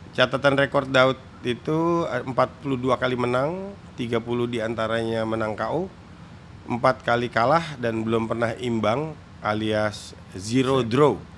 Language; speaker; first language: Indonesian; native; Indonesian